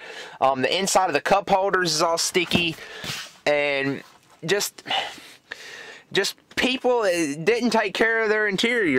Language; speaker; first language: English; native; English